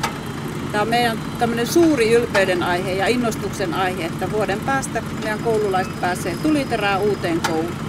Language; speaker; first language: Finnish; native; Finnish